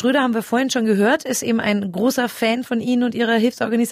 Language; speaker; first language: German; native; German